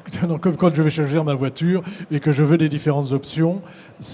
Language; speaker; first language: French; native; French